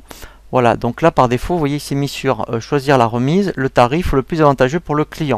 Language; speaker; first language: French; native; French